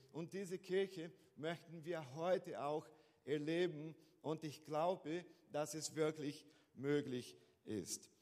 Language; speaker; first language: German; non-native, fluent; Portuguese